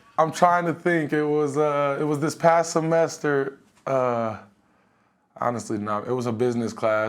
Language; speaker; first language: English; native; English